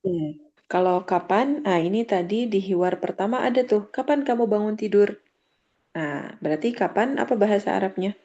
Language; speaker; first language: Indonesian; native; Indonesian